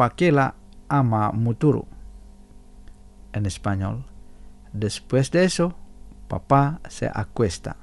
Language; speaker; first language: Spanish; non-native, fluent; Indonesian